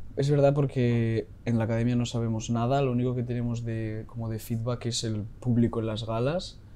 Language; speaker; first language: Spanish; native; Spanish